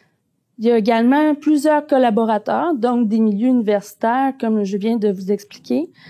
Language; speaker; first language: French; native; French